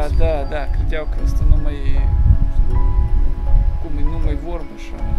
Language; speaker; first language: Romanian; non-native, local second language; Russian